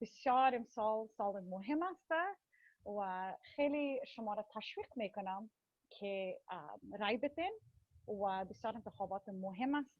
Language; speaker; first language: Persian; early bilingual, heritage; Persian